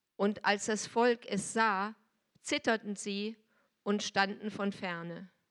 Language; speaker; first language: German; native; German